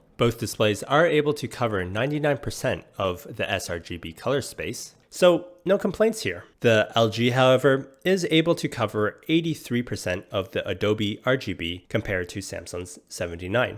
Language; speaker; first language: English; native; English